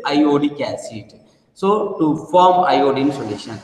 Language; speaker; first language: English; non-native, local second language; Tamil